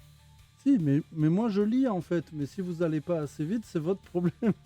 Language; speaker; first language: French; native; French